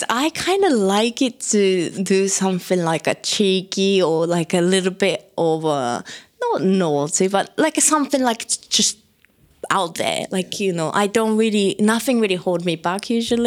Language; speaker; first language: English; non-native, fluent; Japanese